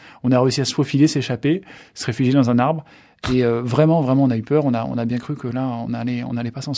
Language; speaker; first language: French; native; French